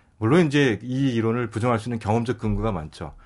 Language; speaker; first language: Korean; native; Korean